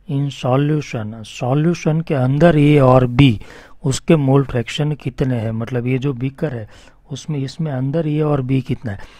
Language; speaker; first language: Hindi; non-native, local second language; Gujarati